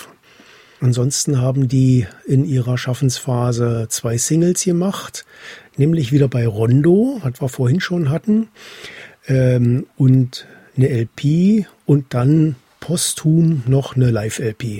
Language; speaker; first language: German; native; German